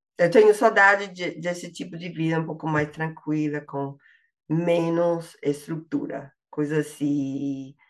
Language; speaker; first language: Portuguese; non-native, fluent; English